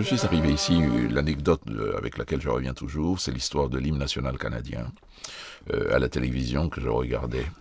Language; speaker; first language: French; non-native, local second language; Haitian Creole